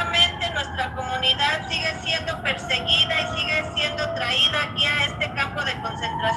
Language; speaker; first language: Spanish; native; Spanish